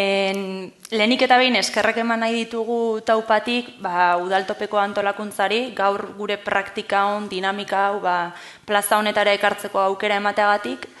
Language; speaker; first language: Basque; native; Basque